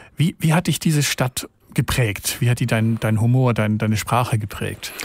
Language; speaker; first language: German; native; German